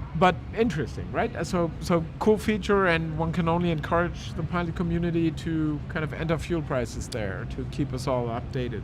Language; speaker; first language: English; non-native, fluent; German